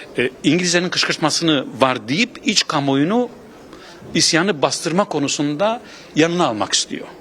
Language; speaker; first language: Turkish; non-native, local second language; Kurdish